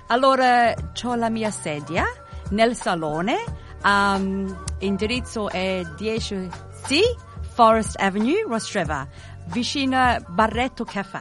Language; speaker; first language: Italian; early bilingual, heritage; Italian